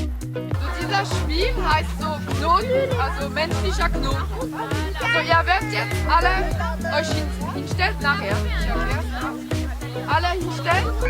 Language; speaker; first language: German; non-native, fluent; French